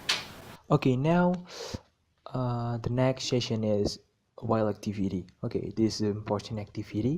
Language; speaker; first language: English; non-native, learner; Indonesian